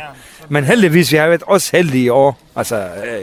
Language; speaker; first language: Danish; non-native, learner; Kurdish